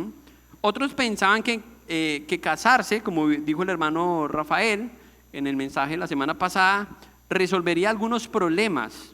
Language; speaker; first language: Spanish; native; Spanish